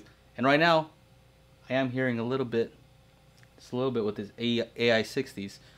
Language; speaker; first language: English; native; English